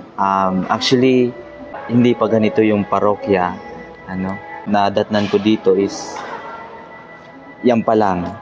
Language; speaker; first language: Filipino; non-native, local second language; Bikol